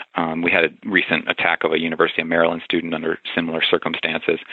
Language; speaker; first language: English; native; English